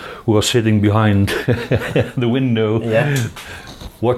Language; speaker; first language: English; non-native, fluent; Dutch